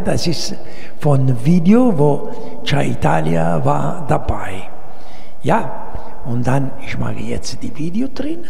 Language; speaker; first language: German; non-native, learner; Italian